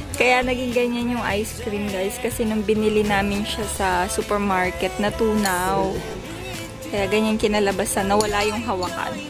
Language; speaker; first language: Filipino; native; Filipino